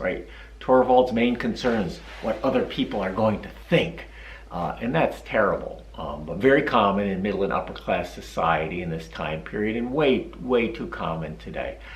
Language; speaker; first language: English; native; English